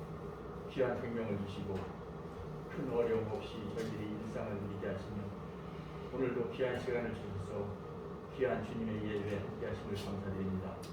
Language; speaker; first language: Korean; native; Korean